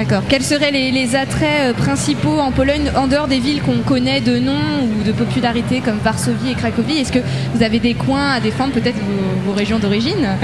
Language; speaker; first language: French; native; French